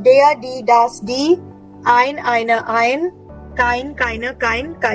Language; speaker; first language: German; non-native, fluent; Hindi